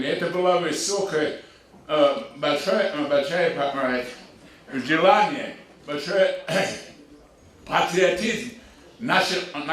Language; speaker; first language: Russian; non-native, local second language; Avaric